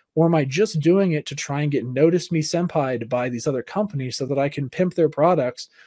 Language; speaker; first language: English; native; English